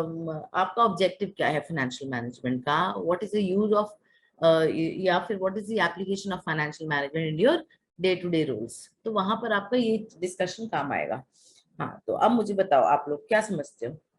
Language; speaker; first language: Hindi; native; Hindi